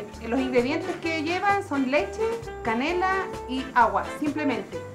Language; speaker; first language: Spanish; native; Spanish